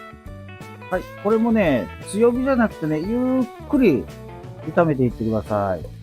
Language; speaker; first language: Japanese; native; Japanese